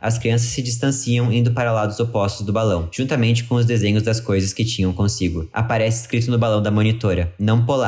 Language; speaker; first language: Portuguese; native; Portuguese